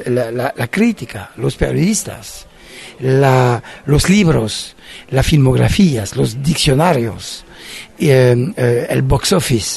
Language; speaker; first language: Spanish; non-native, fluent; French